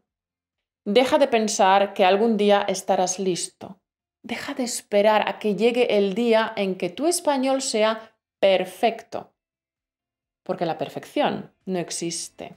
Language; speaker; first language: Spanish; native; Spanish